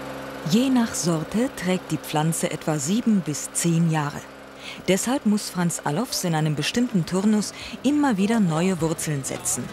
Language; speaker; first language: German; native; German